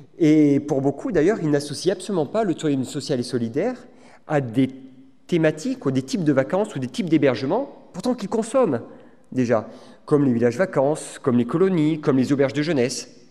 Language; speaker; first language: French; native; French